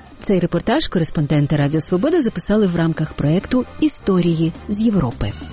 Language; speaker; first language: Ukrainian; native; Ukrainian